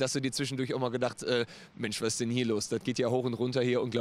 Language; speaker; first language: German; native; German